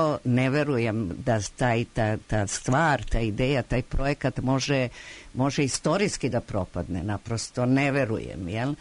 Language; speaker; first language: Croatian; native; Croatian